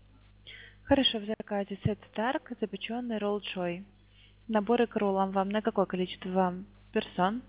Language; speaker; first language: Russian; native; Russian